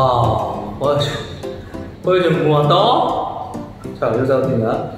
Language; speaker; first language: Vietnamese; non-native, learner; Korean